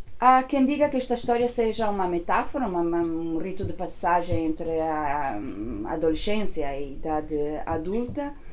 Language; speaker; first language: Portuguese; non-native, fluent; Italian